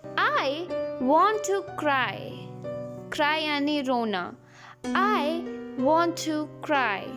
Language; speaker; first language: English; non-native, local second language; Hindi